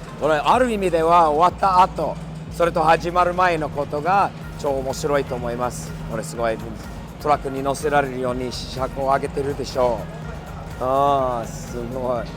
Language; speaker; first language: Japanese; non-native, fluent; English